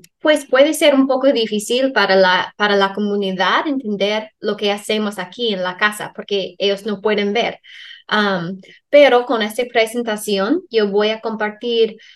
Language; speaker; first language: Spanish; non-native, fluent; English